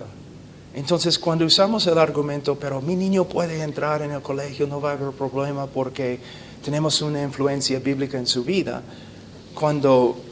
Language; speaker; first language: Spanish; non-native, fluent; English